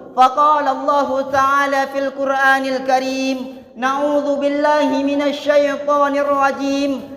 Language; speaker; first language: Malay; non-native, local second language; Minangkabau